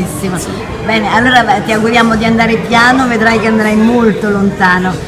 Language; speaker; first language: Italian; native; Italian